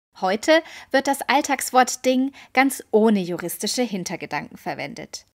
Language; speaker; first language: German; native; German